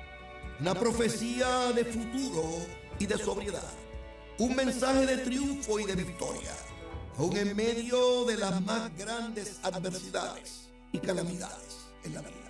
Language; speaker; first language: Spanish; native; Spanish